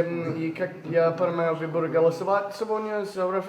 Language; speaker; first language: Russian; non-native, learner; English